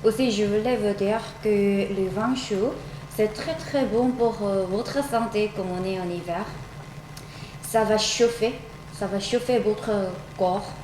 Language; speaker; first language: French; non-native, learner; Korean